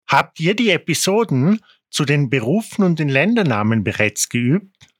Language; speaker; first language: German; native; German